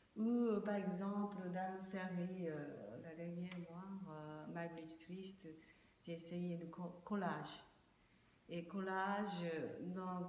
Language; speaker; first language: French; non-native, learner; Japanese